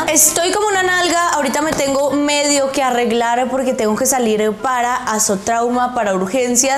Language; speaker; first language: Spanish; native; Spanish